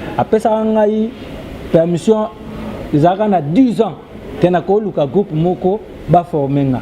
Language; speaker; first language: Lingala; native; Lingala